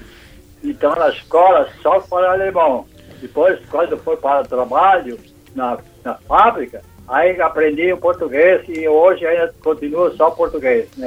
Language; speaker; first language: Portuguese; non-native, local second language; German